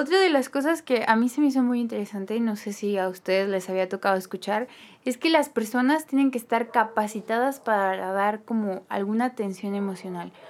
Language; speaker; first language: Spanish; native; Spanish